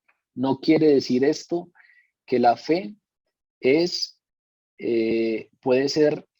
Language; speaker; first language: Spanish; native; Spanish